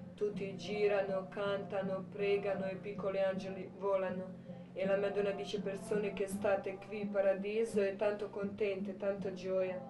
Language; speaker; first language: Italian; non-native, learner; Croatian